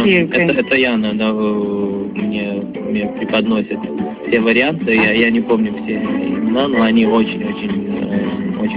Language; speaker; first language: Russian; early bilingual, heritage; Russian